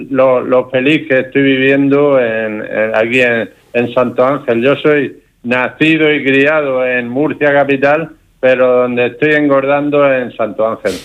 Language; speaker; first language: Spanish; native; Spanish